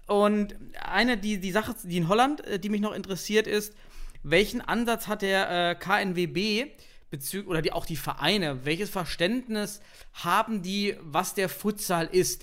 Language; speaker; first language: German; native; German